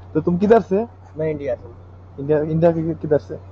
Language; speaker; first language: Hindi; non-native, learner; Bangla